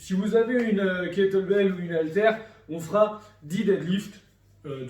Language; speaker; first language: French; native; French